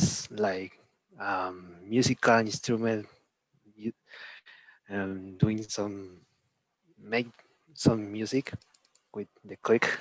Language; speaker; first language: English; non-native, learner; Spanish